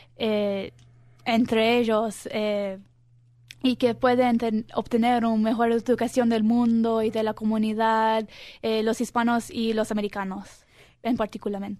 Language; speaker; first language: Spanish; early bilingual, heritage; Spanish